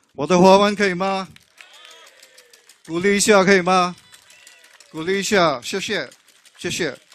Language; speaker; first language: Chinese; non-native, local second language; English